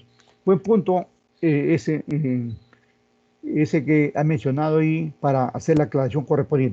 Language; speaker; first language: Spanish; native; Spanish